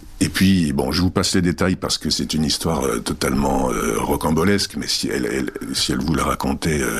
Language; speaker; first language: French; early bilingual, other home language; Czech